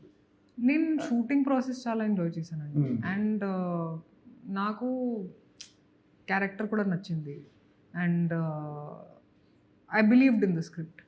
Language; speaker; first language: Telugu; non-native, local second language; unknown